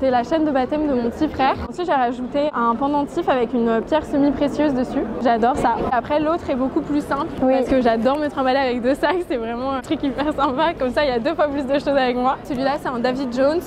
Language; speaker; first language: French; native; French